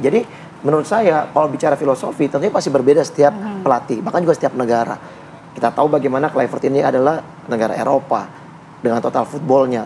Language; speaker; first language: Indonesian; native; Indonesian